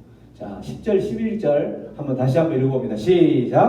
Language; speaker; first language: Korean; native; Korean